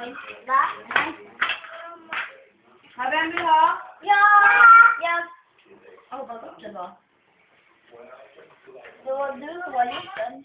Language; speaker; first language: Swedish; early bilingual, other home language; Filipino